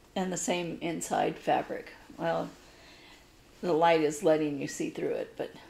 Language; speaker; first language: English; native; English